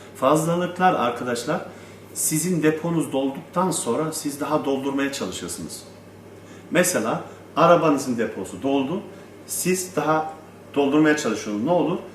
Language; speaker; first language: Turkish; early bilingual, heritage; Turkish